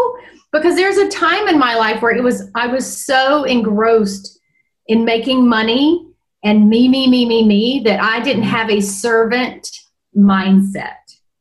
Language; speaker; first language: English; native; English